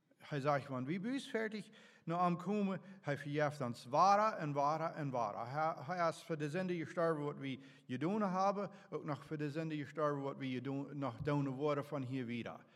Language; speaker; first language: German; native; German